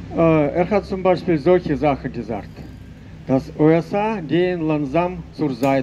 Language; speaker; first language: German; non-native, fluent; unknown